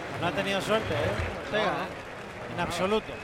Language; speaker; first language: Spanish; native; Spanish